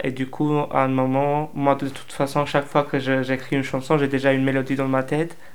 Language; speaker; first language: French; non-native, fluent; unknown